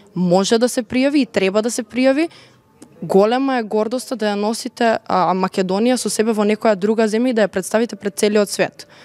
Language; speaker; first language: Macedonian; native; Macedonian